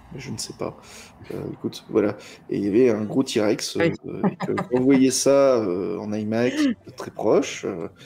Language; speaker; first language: French; native; French